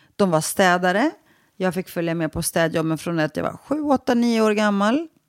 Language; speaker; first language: Swedish; early bilingual, other home language; Greek